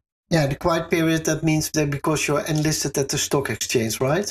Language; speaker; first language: English; non-native, fluent; Dutch